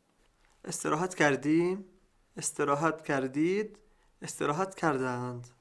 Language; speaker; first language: Persian; non-native, learner; Arabic